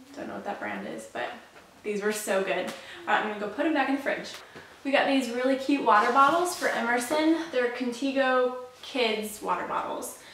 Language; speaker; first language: English; native; English